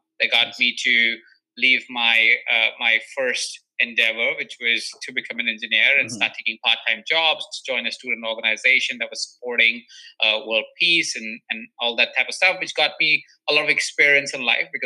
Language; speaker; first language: English; non-native, local second language; Hindi